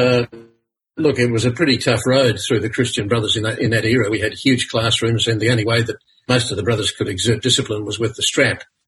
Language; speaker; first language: English; native; English